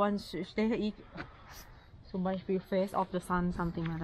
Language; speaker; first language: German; non-native, learner; Thai